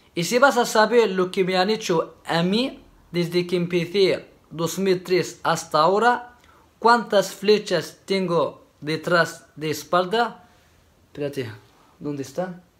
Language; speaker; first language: Spanish; non-native, fluent; Arabic